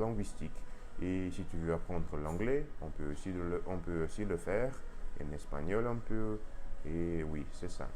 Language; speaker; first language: French; non-native, learner; Russian